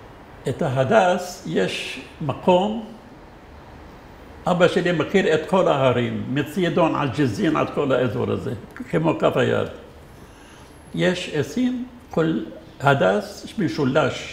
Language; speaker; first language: Hebrew; non-native, fluent; Arabic